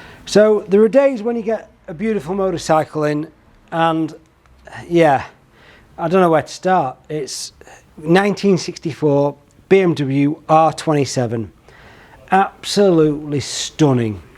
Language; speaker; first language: English; native; English